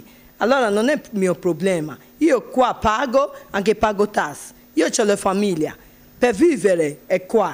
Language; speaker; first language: Italian; non-native, learner; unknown